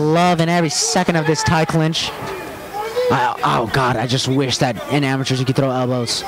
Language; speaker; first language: English; native; English